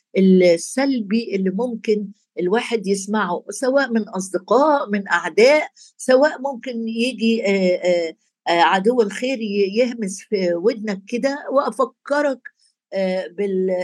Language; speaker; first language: Arabic; native; Arabic